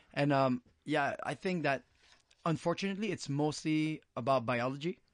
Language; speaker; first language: English; native; English